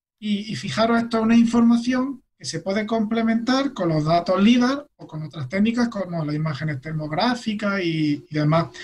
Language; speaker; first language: Spanish; native; Spanish